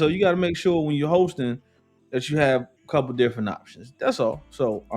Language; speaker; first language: English; native; English